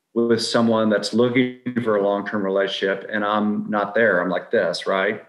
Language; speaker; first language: English; native; English